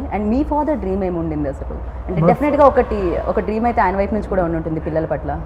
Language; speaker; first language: Telugu; native; Telugu